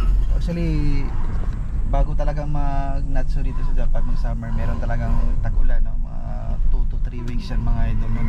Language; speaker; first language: Filipino; native; Filipino